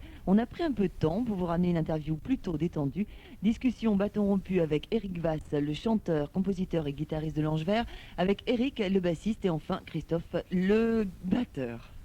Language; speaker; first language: French; native; French